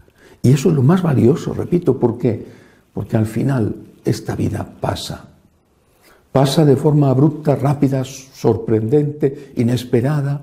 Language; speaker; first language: Spanish; native; Spanish